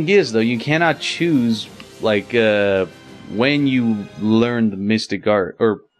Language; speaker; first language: English; native; English